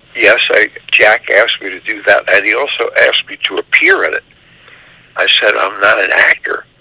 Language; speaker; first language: English; native; English